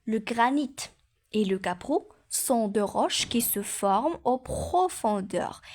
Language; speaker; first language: French; non-native, local second language; Arabic